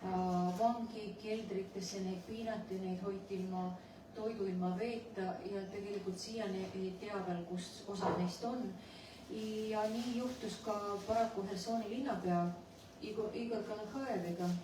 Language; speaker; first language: Estonian; native; Estonian